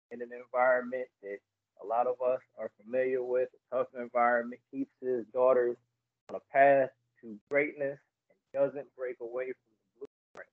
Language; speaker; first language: English; native; English